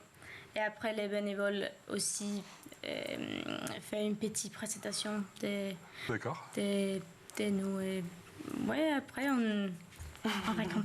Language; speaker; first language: French; non-native, learner; Swedish